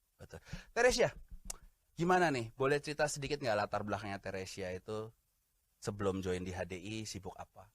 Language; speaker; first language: Indonesian; native; Indonesian